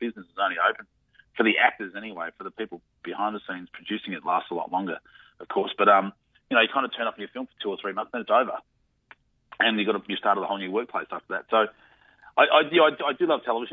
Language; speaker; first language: English; native; English